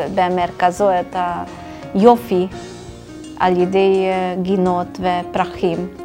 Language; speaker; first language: Hebrew; non-native, fluent; Russian